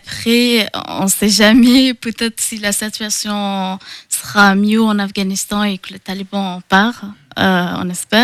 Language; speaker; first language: French; non-native, fluent; Persian